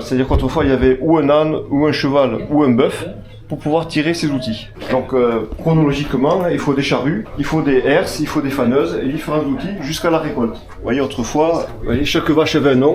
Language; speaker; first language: French; native; French